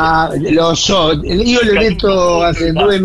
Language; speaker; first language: Italian; non-native, fluent; Spanish